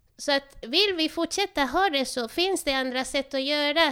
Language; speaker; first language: Swedish; non-native, fluent; Spanish